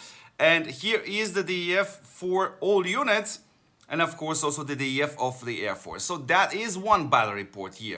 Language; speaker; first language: English; non-native, fluent; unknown